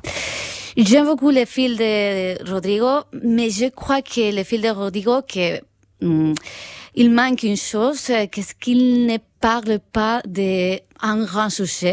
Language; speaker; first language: French; non-native, fluent; Spanish